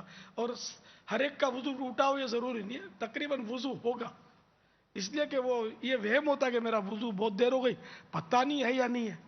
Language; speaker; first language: Urdu; native; Urdu